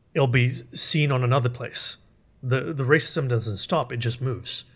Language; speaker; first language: English; early bilingual, other home language; Urdu